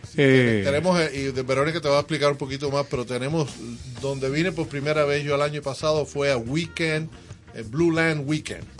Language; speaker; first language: Spanish; native; Spanish